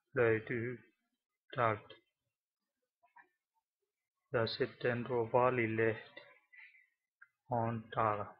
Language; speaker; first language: Finnish; non-native, learner; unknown